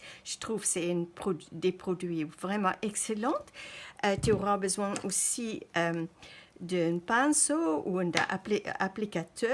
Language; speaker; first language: French; non-native, fluent; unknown